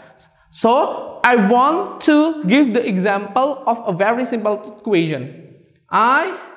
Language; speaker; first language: English; non-native, fluent; Indonesian